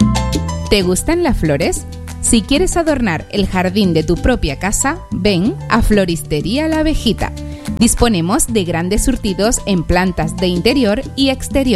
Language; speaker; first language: Spanish; native; Spanish